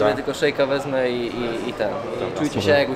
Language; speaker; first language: Polish; native; Polish